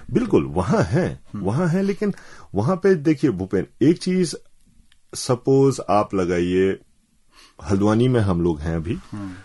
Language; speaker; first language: Hindi; native; Hindi